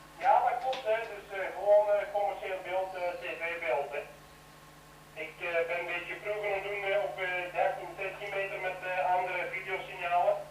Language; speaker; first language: Dutch; native; Dutch